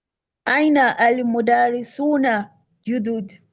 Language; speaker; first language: Arabic; non-native, learner; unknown